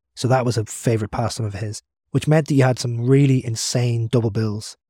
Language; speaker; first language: English; native; English